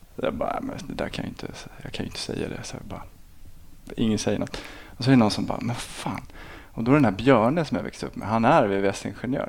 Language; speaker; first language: Swedish; native; Swedish